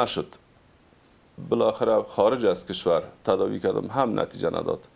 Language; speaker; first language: Persian; native; Persian